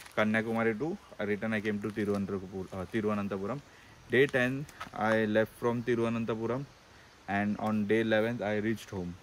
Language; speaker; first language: Hindi; non-native, local second language; Marathi